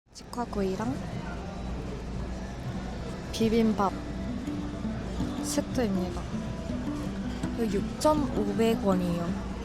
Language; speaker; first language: Korean; non-native, fluent; Japanese